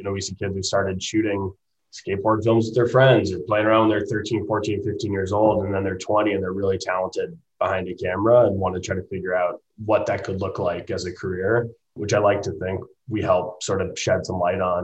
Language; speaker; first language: English; native; English